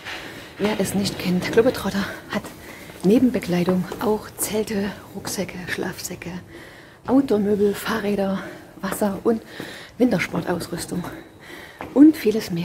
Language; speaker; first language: German; native; German